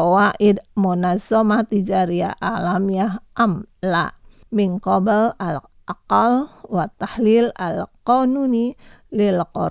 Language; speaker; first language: Arabic; non-native, fluent; Indonesian